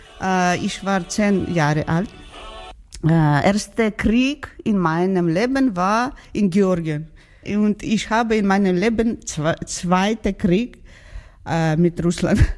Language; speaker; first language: German; non-native, learner; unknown